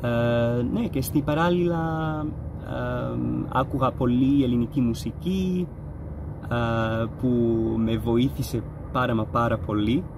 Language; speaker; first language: Greek; non-native, fluent; Arabic